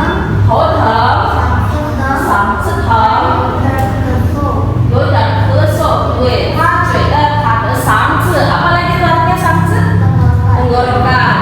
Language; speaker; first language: Chinese; non-native, fluent; Indonesian